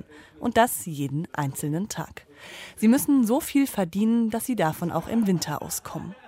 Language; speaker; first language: German; native; German